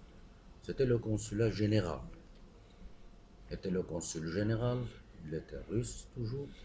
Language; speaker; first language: French; non-native, fluent; Armenian